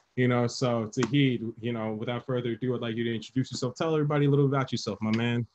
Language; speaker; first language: English; native; English